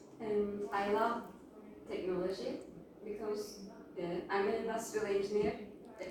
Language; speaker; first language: English; non-native, learner; Turkish